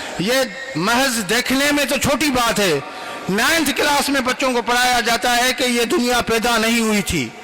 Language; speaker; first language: Urdu; non-native, local second language; Sindhi